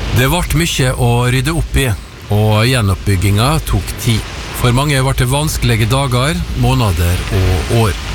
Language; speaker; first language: Norwegian; native; Norwegian